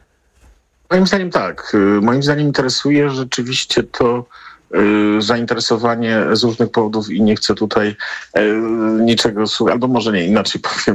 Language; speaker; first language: Polish; native; Polish